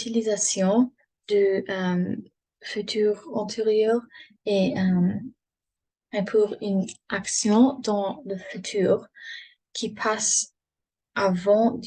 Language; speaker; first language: French; non-native, learner; English